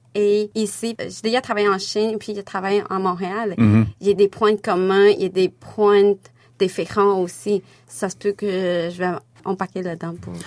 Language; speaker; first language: French; non-native, fluent; Chinese